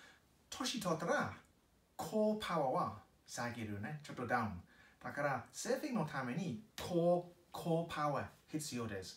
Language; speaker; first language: Japanese; non-native, learner; English